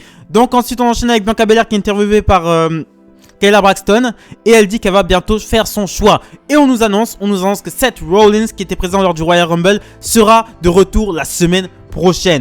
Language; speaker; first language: French; native; French